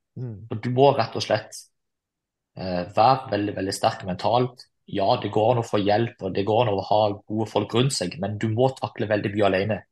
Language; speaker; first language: Norwegian; native; Norwegian